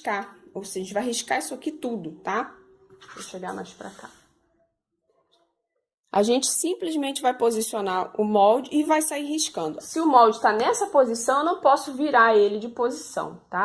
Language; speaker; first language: Portuguese; native; Portuguese